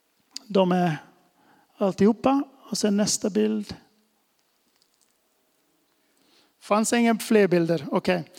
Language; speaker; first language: Swedish; non-native, fluent; English